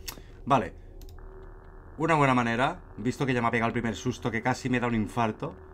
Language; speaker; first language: Spanish; native; Spanish